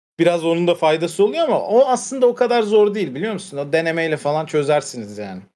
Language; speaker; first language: Turkish; native; Turkish